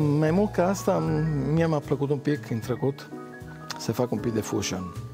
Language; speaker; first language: Romanian; non-native, fluent; Italian